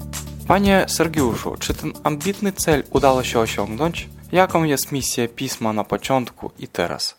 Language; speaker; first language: Polish; non-native, fluent; Russian